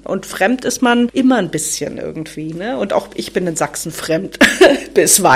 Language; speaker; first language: German; native; German